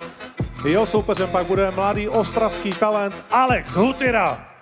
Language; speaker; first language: Czech; native; Czech